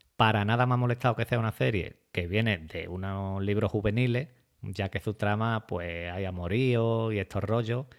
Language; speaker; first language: Spanish; native; Spanish